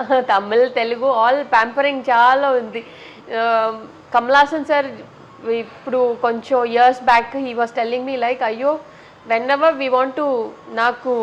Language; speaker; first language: Telugu; non-native, learner; Tamil